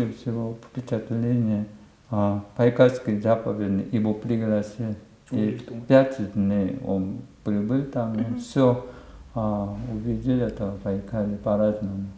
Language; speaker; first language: Russian; non-native, learner; Korean